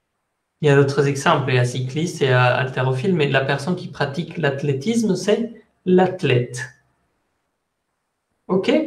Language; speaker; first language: French; non-native, fluent; Spanish